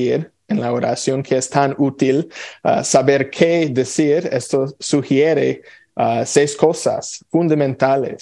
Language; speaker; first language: Spanish; non-native, fluent; English